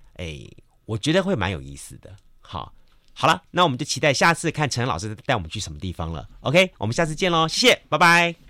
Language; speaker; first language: Chinese; native; Chinese